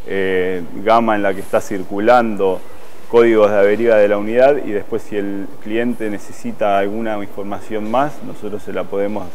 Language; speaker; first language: Spanish; native; Spanish